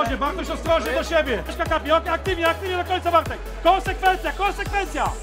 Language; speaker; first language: Polish; native; Polish